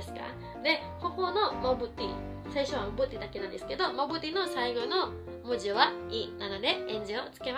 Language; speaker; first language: Japanese; non-native, local second language; Filipino